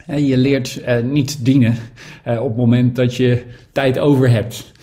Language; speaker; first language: Dutch; native; Dutch